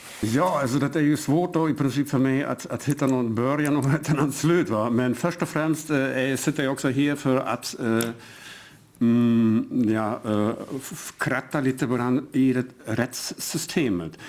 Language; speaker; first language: Swedish; non-native, fluent; German